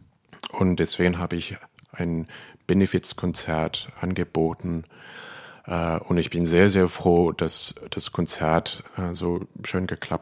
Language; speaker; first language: German; non-native, fluent; Cantonese